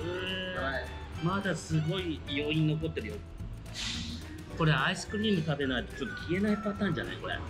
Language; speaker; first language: Japanese; native; Japanese